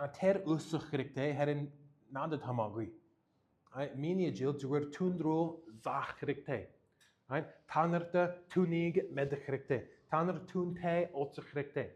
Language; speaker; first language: Mongolian; early bilingual, heritage; Mongolian